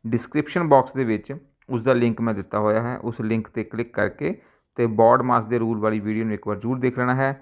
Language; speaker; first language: Hindi; non-native, local second language; Punjabi